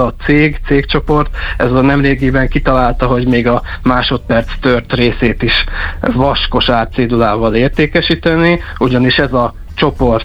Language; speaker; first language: Hungarian; native; Hungarian